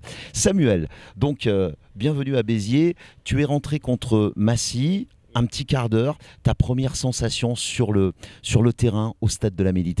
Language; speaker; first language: French; native; French